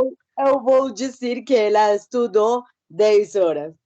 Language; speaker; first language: Portuguese; non-native, learner; Spanish